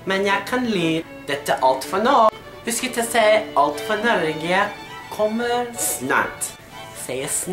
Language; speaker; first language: Norwegian; non-native, learner; English